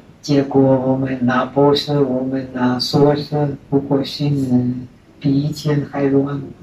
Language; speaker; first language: Chinese; non-native, fluent; Czech